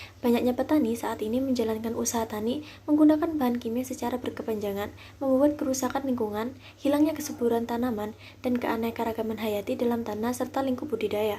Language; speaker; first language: Indonesian; native; Indonesian